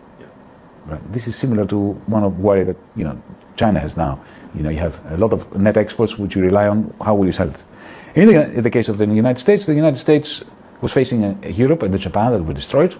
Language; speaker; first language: English; non-native, fluent; Greek